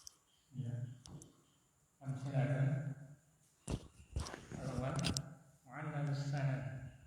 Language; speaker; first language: Arabic; non-native, learner; Indonesian